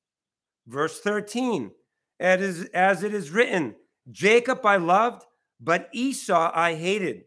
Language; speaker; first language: English; native; English